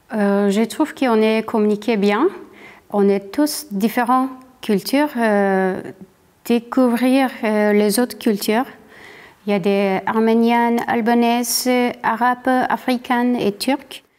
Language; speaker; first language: French; non-native, learner; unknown